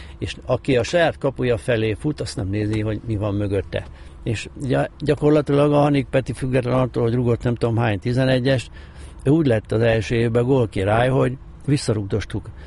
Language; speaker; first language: Hungarian; native; Hungarian